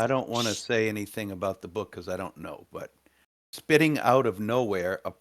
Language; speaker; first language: English; native; English